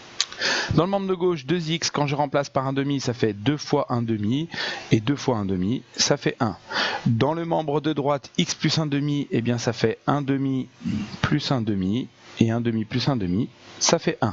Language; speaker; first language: French; native; French